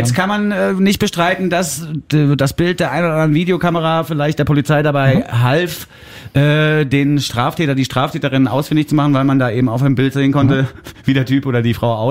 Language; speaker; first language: German; native; German